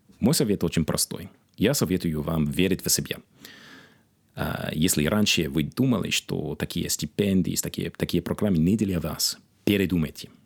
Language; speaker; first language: Russian; non-native, fluent; English